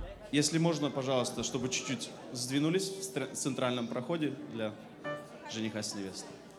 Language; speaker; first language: Russian; native; Russian